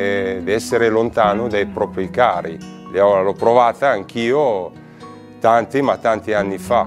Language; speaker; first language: Italian; non-native, fluent; Arabic